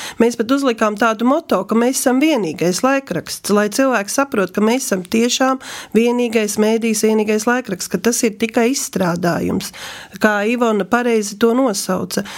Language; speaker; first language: Latvian; native; Latvian